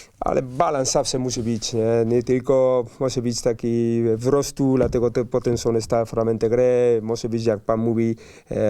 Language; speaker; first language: Polish; non-native, learner; Spanish